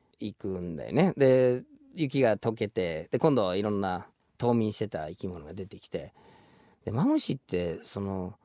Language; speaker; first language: Japanese; non-native, fluent; English